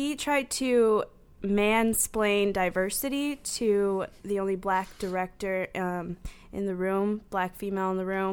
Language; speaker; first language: English; native; English